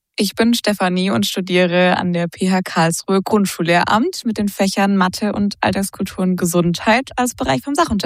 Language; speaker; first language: German; native; German